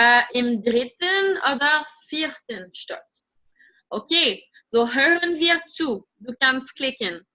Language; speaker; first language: German; non-native, fluent; French